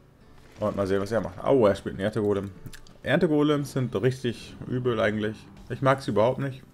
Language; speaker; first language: German; native; German